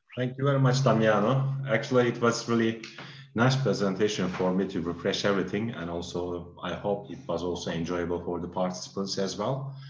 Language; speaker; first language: English; non-native, fluent; Turkish